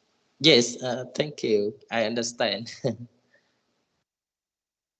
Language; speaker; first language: English; non-native, learner; Vietnamese